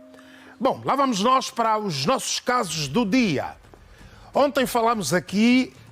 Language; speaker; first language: Portuguese; native; Portuguese